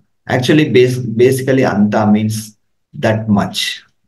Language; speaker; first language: English; non-native, local second language; Telugu